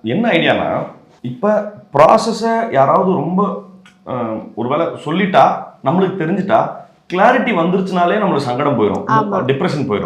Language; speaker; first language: Tamil; native; Tamil